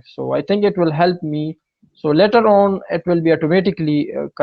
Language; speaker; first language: English; non-native, learner; Pashto